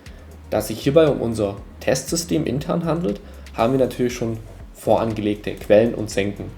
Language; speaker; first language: German; native; German